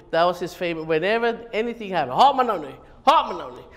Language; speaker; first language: English; native; English